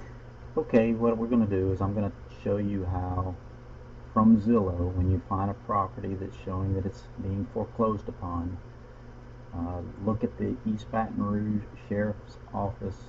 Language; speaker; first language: English; native; English